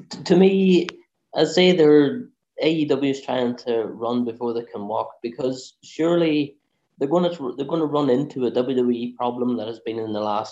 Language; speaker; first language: English; native; English